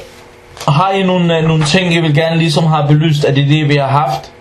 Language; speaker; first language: Danish; non-native, fluent; Arabic